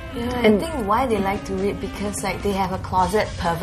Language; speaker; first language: English; native; English